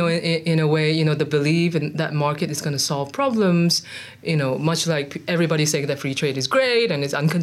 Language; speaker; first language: English; non-native, local second language; Cantonese